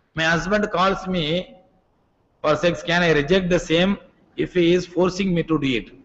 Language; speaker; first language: English; non-native, local second language; Tamil